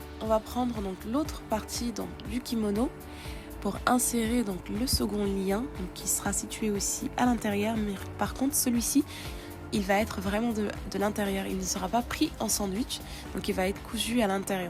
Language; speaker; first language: French; native; French